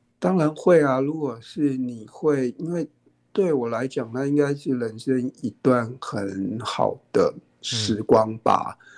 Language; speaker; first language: Chinese; native; Chinese